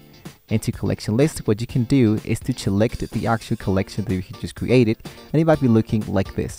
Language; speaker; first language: English; non-native, fluent; Spanish